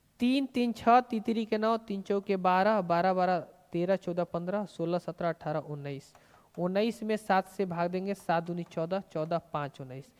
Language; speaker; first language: Hindi; native; Hindi